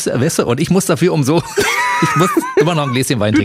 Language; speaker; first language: German; native; German